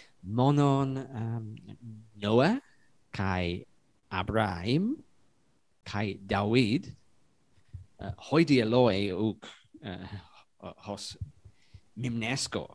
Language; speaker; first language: Greek; non-native, fluent; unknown